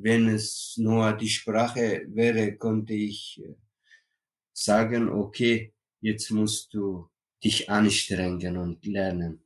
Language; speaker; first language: German; non-native, learner; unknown